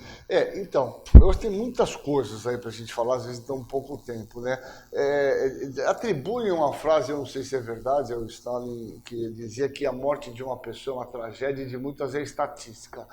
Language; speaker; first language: Portuguese; native; Portuguese